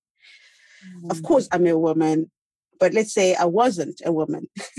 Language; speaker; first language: English; non-native, local second language; Xhosa